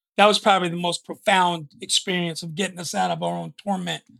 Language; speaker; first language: English; native; English